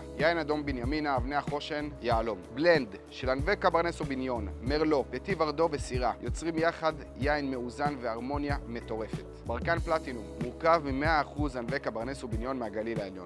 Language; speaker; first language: Hebrew; native; Hebrew